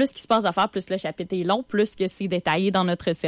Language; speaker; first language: French; native; French